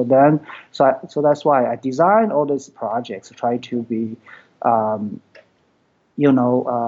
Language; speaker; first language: English; non-native, fluent; Chinese